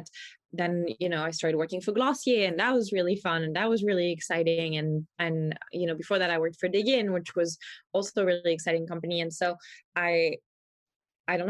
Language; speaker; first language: English; non-native, fluent; French